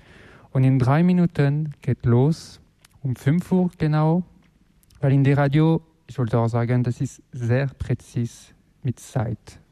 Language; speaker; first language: German; non-native, learner; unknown